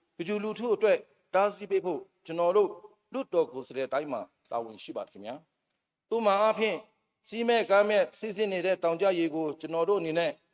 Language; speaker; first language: Burmese; non-native, local second language; Shan